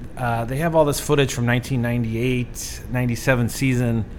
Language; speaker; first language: English; native; English